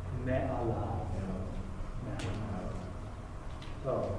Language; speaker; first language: Hebrew; non-native, fluent; English